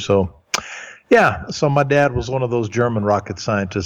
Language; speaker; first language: English; early bilingual, other home language; German